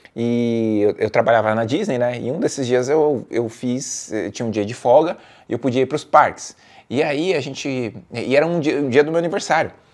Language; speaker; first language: Portuguese; native; Portuguese